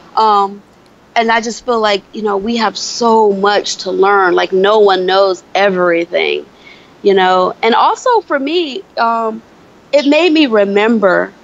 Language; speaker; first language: English; native; English